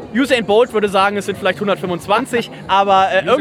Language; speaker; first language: German; native; German